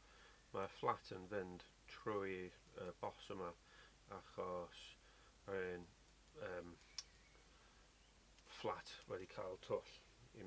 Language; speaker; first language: Welsh; non-native, learner; English